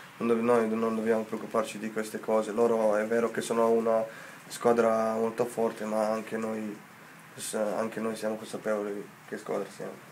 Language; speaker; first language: Italian; non-native, fluent; Slovenian